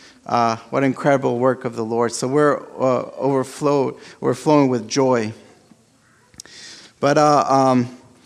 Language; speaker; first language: English; early bilingual, other home language; Spanish